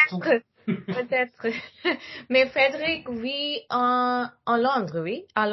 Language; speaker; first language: French; non-native, learner; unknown